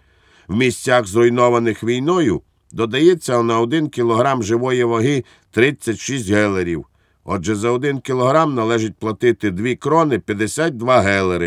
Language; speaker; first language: Ukrainian; native; Ukrainian